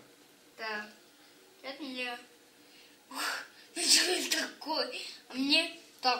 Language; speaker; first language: Russian; early bilingual, other home language; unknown